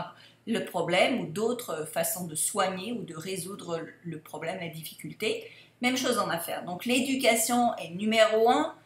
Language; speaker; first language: French; native; French